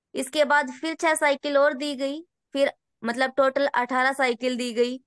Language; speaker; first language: Hindi; native; Hindi